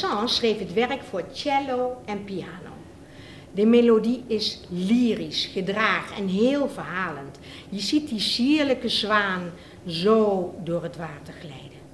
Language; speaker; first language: Dutch; native; Dutch